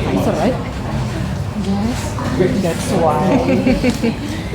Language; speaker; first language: English; non-native, learner; Malay